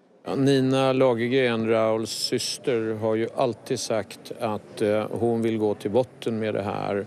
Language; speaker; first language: Swedish; native; Swedish